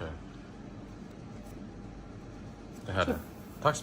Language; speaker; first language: Swedish; non-native, learner; Mongolian